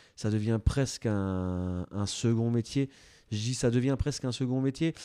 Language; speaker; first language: French; native; French